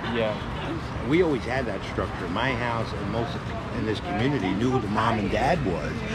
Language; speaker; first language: English; native; English